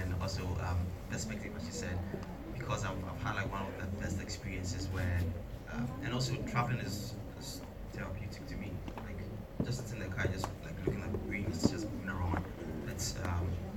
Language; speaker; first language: English; non-native, local second language; Ga